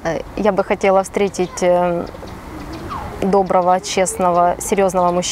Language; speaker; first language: Russian; native; Russian